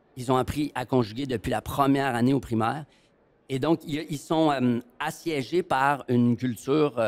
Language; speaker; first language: French; native; French